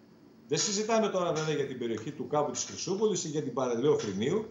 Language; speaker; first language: Greek; native; Greek